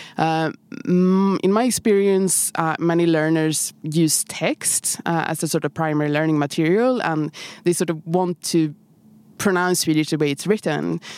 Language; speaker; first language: English; non-native, fluent; Swedish